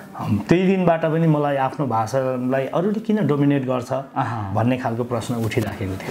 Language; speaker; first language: Nepali; non-native, local second language; Eastern Tamang